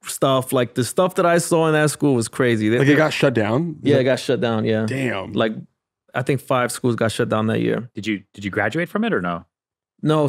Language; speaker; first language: English; native; English